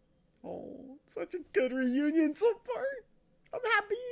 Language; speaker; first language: English; native; English